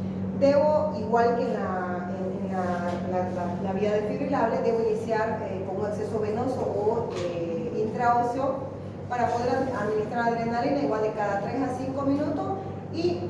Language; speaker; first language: Spanish; native; Spanish